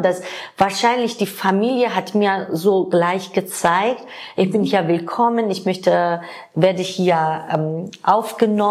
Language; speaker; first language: German; non-native, fluent; Georgian